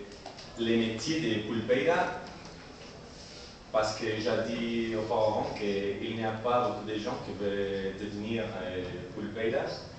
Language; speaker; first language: French; non-native, learner; Spanish